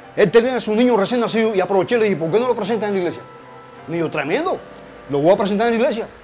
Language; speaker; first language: Spanish; native; Spanish